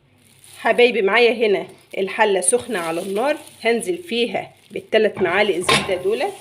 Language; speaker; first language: Arabic; native; Arabic